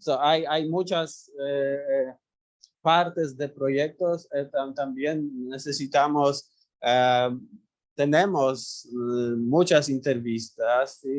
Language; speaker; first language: Spanish; non-native, learner; Polish